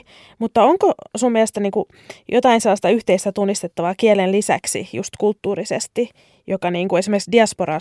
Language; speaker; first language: Finnish; native; Finnish